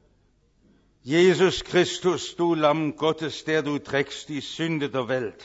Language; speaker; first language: German; native; German